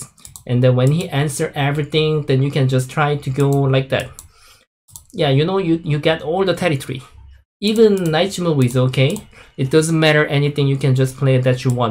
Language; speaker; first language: English; non-native, fluent; Korean